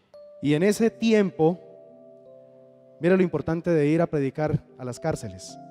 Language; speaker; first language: Spanish; native; Spanish